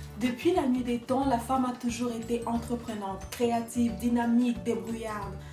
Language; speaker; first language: French; non-native, local second language; Lingala